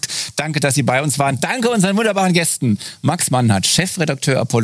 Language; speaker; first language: German; native; German